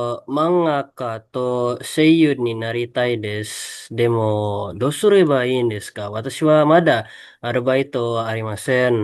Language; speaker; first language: Japanese; non-native, learner; Indonesian